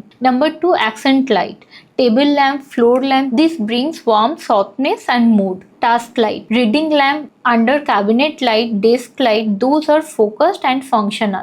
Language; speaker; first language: English; non-native, local second language; Hindi